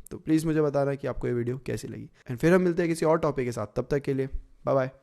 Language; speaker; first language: Hindi; native; Hindi